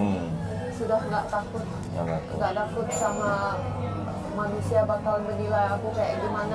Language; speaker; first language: Indonesian; non-native, fluent; Finnish